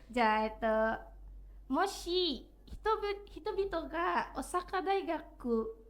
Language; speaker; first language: Japanese; non-native, learner; Indonesian